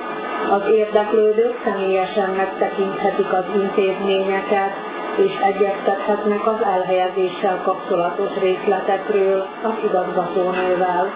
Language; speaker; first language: Hungarian; non-native, local second language; Slovak